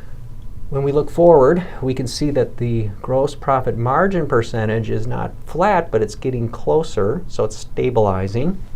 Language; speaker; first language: English; native; English